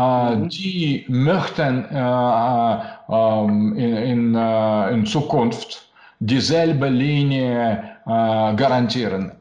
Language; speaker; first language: German; non-native, learner; Russian